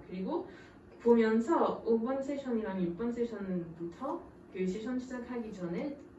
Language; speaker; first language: Korean; non-native, fluent; French